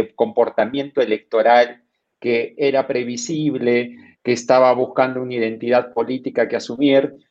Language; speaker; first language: Spanish; native; Spanish